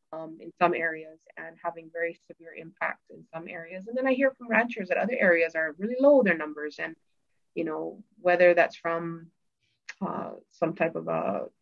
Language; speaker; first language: English; native; English